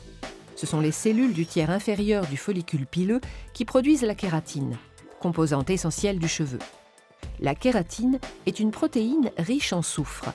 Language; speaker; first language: French; native; French